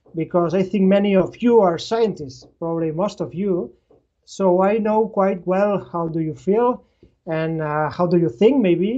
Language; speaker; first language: English; non-native, fluent; Spanish